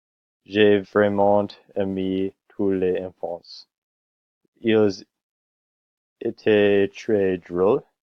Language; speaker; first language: French; non-native, learner; English